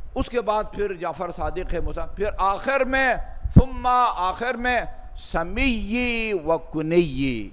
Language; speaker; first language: Urdu; non-native, local second language; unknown